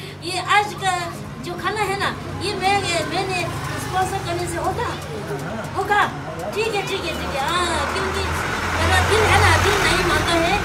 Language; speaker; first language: Hindi; non-native, local second language; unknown